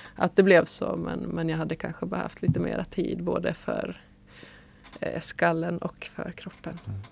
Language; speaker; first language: Swedish; native; Swedish